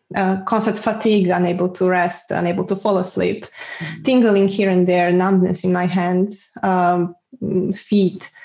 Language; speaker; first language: English; non-native, fluent; Serbian